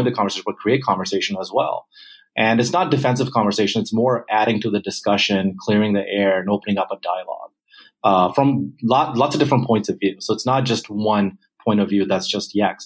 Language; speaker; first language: English; non-native, local second language; Punjabi